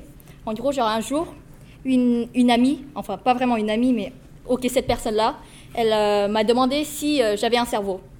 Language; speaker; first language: French; non-native, fluent; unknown